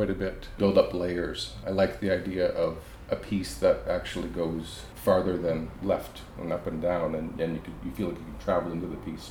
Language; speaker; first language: English; native; English